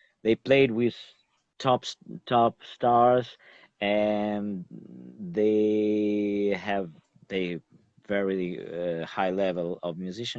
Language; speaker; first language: English; non-native, learner; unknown